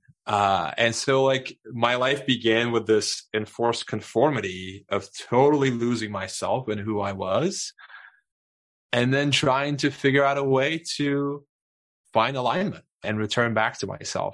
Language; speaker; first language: English; non-native, fluent; Turkish